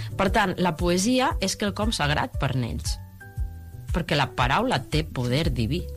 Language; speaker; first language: Catalan; native; Catalan